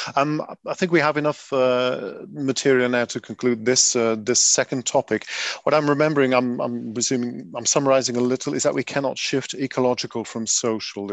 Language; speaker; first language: English; non-native, fluent; Dutch